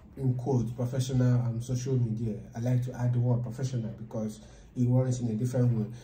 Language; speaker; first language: English; non-native, local second language; Igbo